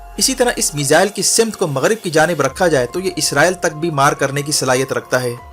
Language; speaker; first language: Urdu; native; Urdu